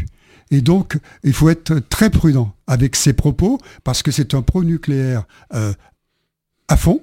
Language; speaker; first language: French; native; French